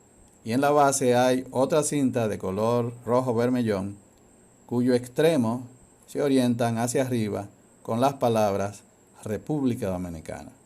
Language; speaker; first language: Spanish; native; Spanish